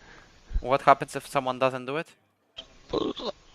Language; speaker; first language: English; non-native, fluent; Polish